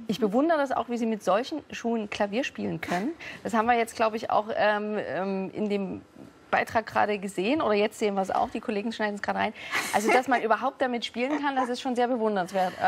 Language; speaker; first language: German; native; German